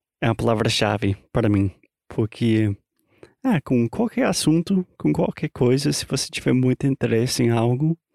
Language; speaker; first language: Portuguese; non-native, fluent; English